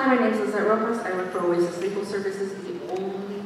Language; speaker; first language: English; native; English